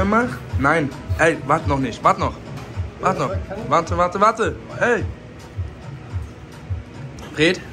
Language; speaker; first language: German; native; German